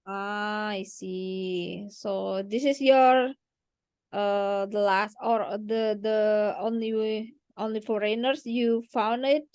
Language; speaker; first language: English; non-native, learner; Indonesian